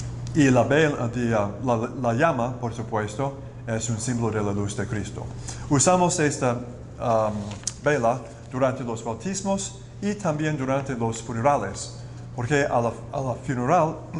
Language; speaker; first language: Spanish; non-native, learner; English